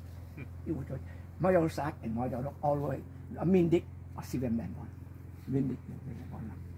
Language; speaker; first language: Hungarian; non-native, learner; Vietnamese